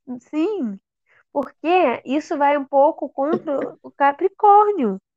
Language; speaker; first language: Portuguese; native; Portuguese